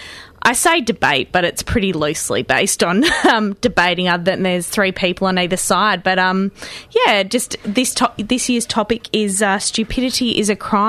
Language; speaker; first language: English; native; English